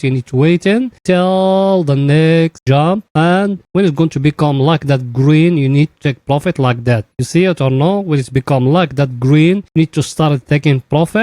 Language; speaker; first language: English; non-native, fluent; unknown